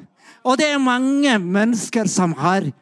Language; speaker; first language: Norwegian; non-native, fluent; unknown